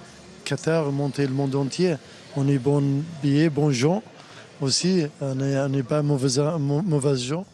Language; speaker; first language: French; non-native, learner; Arabic